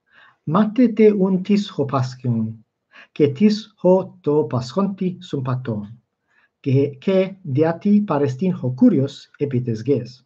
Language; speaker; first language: Greek; non-native, fluent; English